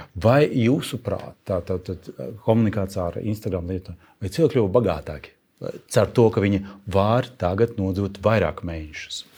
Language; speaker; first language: Latvian; non-native, local second language; Russian